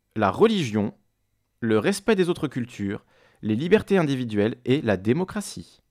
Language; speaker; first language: French; native; French